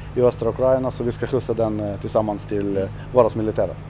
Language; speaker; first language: Swedish; non-native, learner; Ukrainian